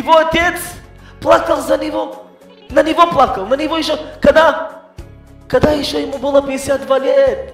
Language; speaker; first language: Russian; early bilingual, heritage; Hebrew